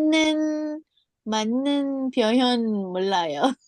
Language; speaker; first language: Korean; non-native, learner; English